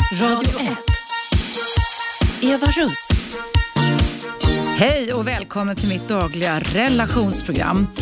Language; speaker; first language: Swedish; native; Swedish